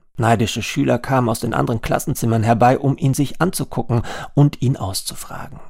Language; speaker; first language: German; native; German